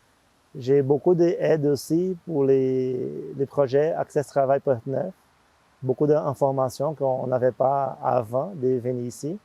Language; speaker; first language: French; non-native, fluent; Portuguese